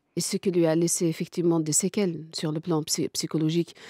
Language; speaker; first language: French; non-native, local second language; Kabyle